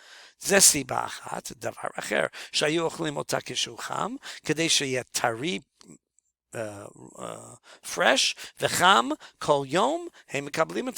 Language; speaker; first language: Hebrew; non-native, fluent; English